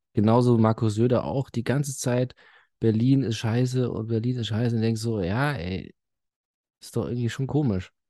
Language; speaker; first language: German; early bilingual, other home language; Arabic